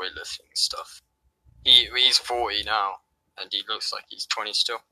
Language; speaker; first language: English; native; English